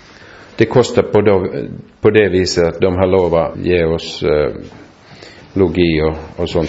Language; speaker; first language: Swedish; non-native, local second language; Finnish